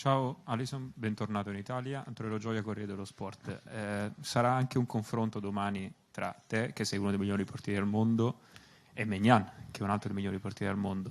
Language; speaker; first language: Italian; native; Italian